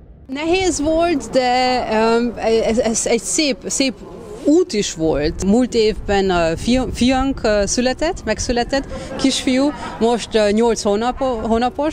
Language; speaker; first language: Hungarian; early bilingual, heritage; Hungarian